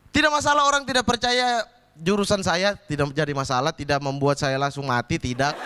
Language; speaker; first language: Indonesian; native; Indonesian